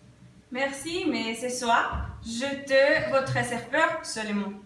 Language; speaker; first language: French; non-native, learner; Spanish